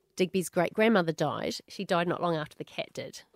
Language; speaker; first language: English; native; English